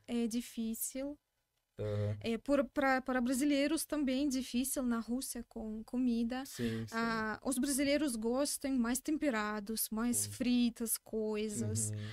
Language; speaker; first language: Portuguese; non-native, learner; Russian